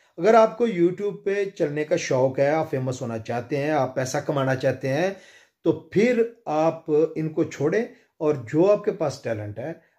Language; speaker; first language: Urdu; non-native, local second language; Punjabi